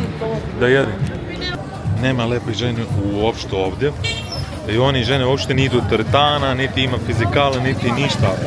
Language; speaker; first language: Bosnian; early bilingual, heritage; Bosnian